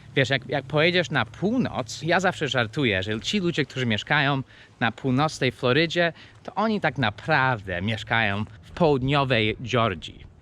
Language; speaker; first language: Polish; non-native, fluent; English